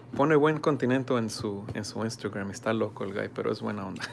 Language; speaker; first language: Spanish; early bilingual, heritage; Spanish